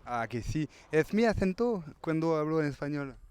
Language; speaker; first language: Spanish; non-native, learner; French